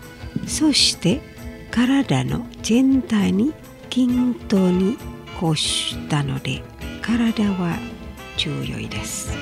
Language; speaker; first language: Japanese; non-native, fluent; Indonesian